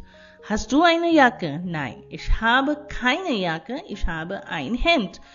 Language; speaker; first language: German; non-native, fluent; Hindi